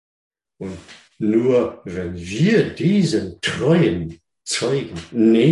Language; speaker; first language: German; non-native, fluent; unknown